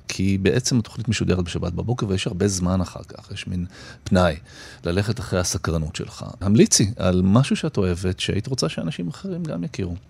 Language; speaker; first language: Hebrew; native; Hebrew